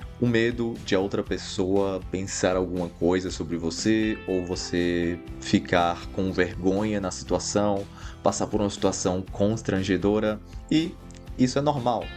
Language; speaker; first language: Portuguese; native; Portuguese